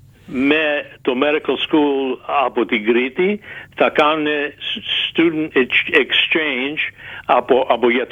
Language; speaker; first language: Greek; early bilingual, heritage; Greek